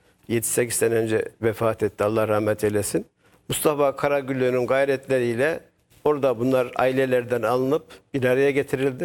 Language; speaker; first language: Turkish; native; Turkish